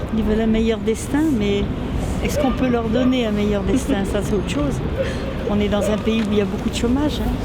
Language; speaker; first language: French; native; French